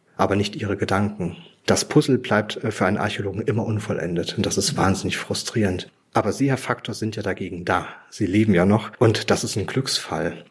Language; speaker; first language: German; native; German